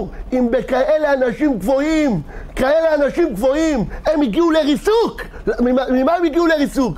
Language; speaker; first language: Hebrew; native; Hebrew